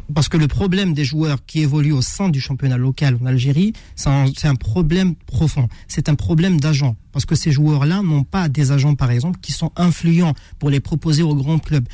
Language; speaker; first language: French; non-native, local second language; Arabic